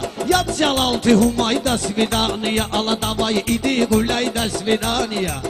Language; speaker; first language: Russian; non-native, learner; Talysh